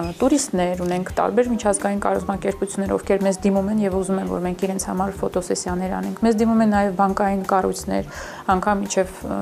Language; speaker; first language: Armenian; early bilingual, heritage; Armenian